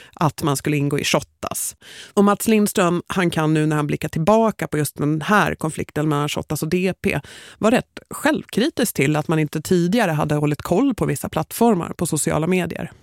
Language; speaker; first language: Swedish; native; Swedish